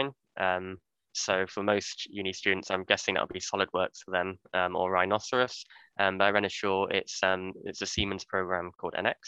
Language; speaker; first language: English; native; English